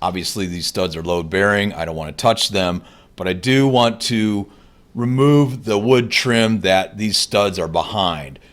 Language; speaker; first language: English; native; English